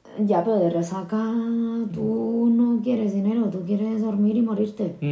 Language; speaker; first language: Spanish; early bilingual, other home language; Korean